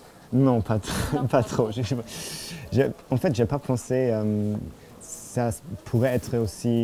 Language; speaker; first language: French; non-native, fluent; German